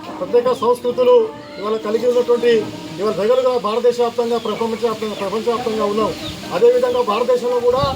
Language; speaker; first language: Telugu; non-native, local second language; Lambadi